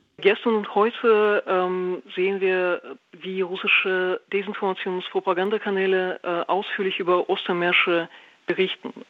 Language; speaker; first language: German; non-native, fluent; Russian